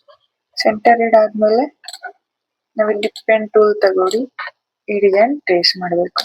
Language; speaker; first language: Kannada; non-native, learner; Hindi